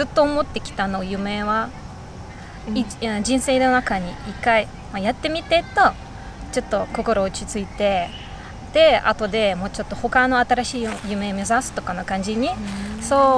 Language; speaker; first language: Japanese; non-native, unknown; Bashkir